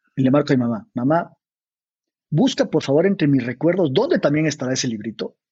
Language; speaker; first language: Spanish; native; Spanish